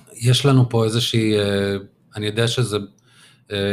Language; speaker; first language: Hebrew; native; Hebrew